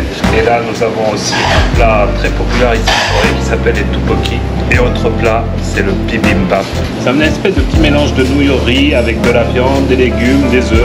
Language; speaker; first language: French; native; French